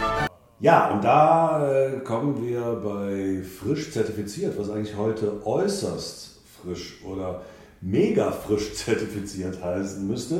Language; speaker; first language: German; native; German